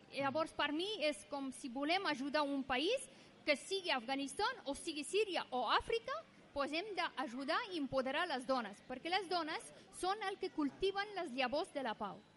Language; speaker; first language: Catalan; non-native, fluent; Persian